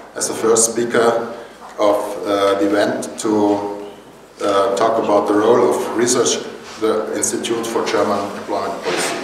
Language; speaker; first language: English; non-native, fluent; German